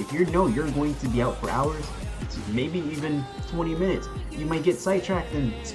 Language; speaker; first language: English; native; English